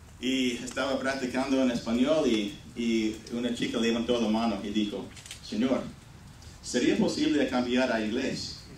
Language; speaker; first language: Spanish; non-native, fluent; English